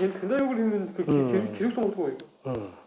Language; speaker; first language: Korean; native; Korean